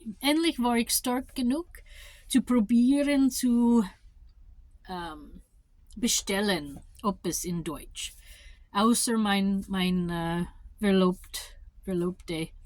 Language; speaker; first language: German; non-native, learner; English